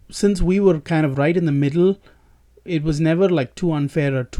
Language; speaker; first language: English; non-native, local second language; Tamil